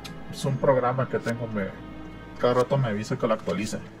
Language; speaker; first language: Spanish; native; Spanish